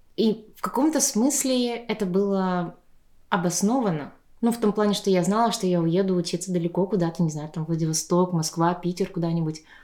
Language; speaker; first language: Russian; native; Russian